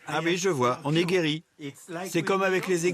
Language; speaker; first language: French; native; French